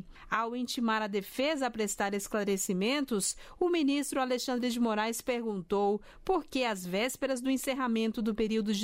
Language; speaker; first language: Portuguese; native; Portuguese